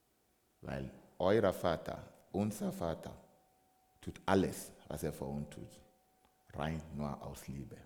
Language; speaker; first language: German; non-native, fluent; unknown